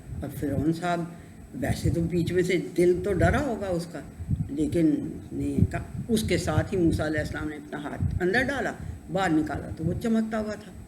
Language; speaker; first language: Urdu; non-native, local second language; Punjabi